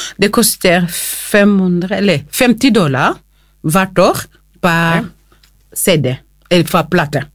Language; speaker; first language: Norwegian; non-native, fluent; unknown